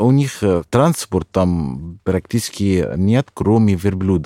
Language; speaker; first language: Russian; non-native, fluent; Arabic